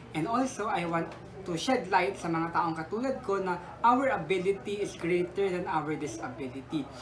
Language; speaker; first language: Filipino; native; Filipino